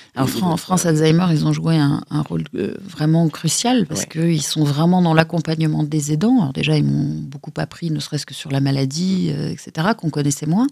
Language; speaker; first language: French; native; French